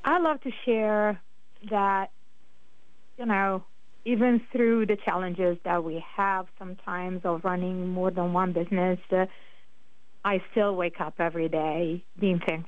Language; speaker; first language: English; non-native, fluent; Italian